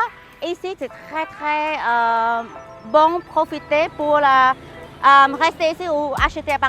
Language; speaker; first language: French; non-native, learner; Khmer